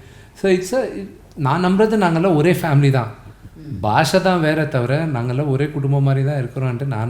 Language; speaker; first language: Tamil; non-native, local second language; Telugu